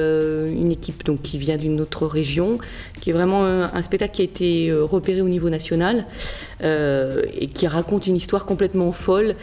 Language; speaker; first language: French; native; French